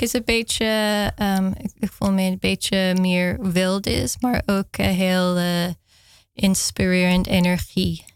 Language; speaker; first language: Dutch; non-native, fluent; English